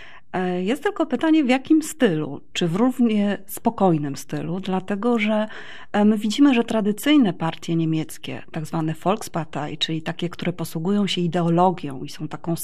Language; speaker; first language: Polish; native; Polish